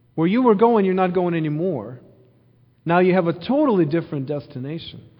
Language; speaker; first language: English; early bilingual, other home language; Ukrainian